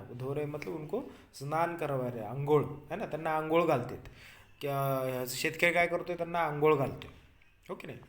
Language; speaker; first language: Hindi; non-native, local second language; Marathi